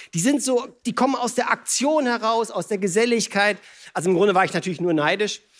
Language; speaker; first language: German; native; German